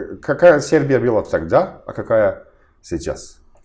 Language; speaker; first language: Russian; non-native, learner; Serbian